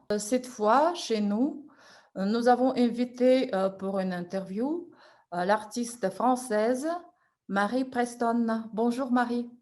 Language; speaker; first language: French; non-native, fluent; Russian